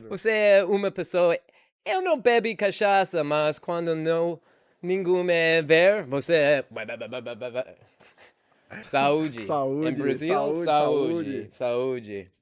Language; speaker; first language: Portuguese; non-native, learner; English